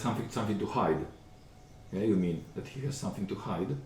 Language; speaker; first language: English; non-native, fluent; Polish